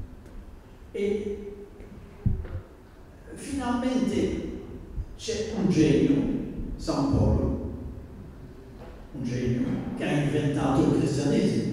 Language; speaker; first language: Italian; non-native, fluent; Dutch